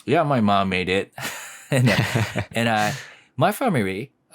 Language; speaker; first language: English; non-native, learner; Japanese